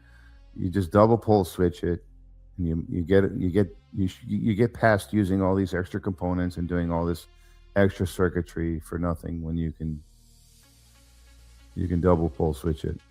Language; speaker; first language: English; native; English